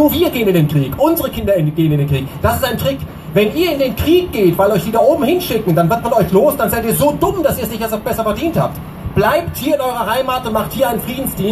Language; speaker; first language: German; native; German